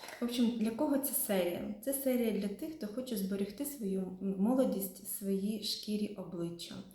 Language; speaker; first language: Ukrainian; non-native, local second language; Russian